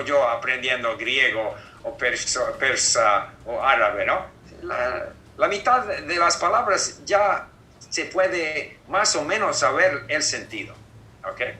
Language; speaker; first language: Spanish; non-native, fluent; English